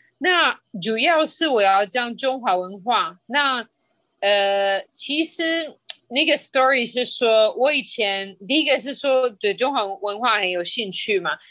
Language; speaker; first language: Chinese; non-native, fluent; Spanish